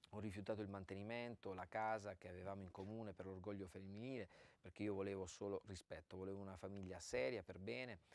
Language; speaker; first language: Italian; native; Italian